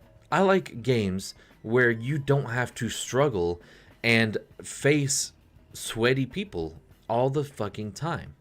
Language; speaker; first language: English; native; English